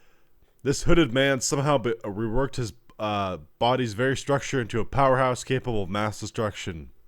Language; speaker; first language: English; native; English